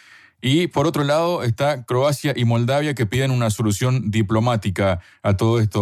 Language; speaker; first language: Spanish; native; Spanish